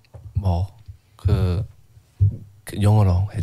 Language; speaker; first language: Korean; non-native, learner; English